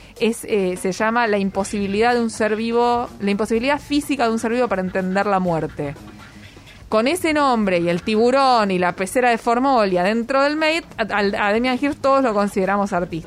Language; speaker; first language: Spanish; native; Spanish